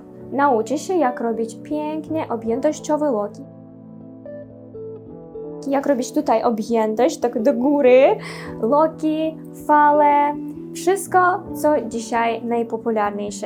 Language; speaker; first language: Polish; non-native, learner; Russian